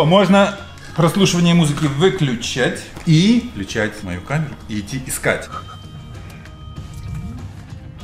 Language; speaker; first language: Russian; native; Russian